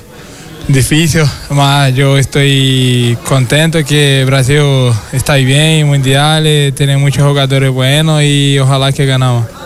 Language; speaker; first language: Spanish; non-native, learner; Portuguese